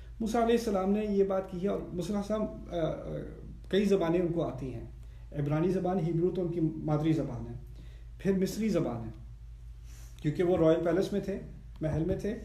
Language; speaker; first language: Urdu; early bilingual, heritage; Urdu